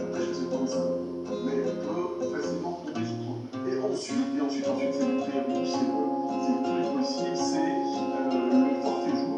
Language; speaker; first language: French; native; French